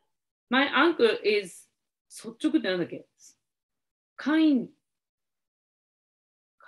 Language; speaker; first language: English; non-native, learner; Japanese